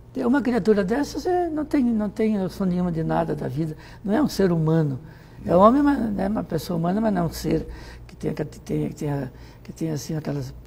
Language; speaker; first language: Portuguese; native; Portuguese